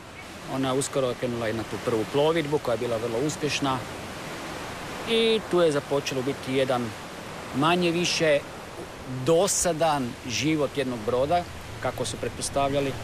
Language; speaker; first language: Serbian; native; Serbian